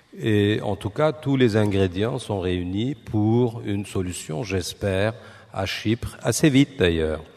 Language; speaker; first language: French; non-native, fluent; Turkish